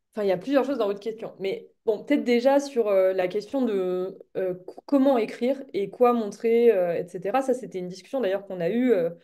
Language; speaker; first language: French; native; French